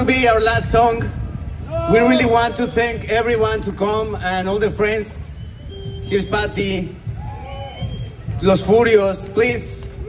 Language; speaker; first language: English; non-native, fluent; Spanish